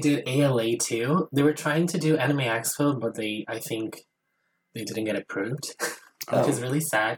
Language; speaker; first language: English; non-native, fluent; Portuguese